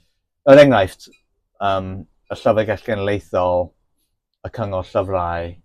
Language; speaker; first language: Welsh; non-native, local second language; English